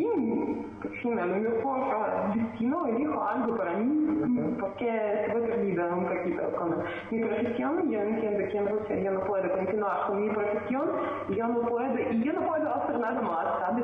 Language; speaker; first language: Spanish; non-native, learner; Russian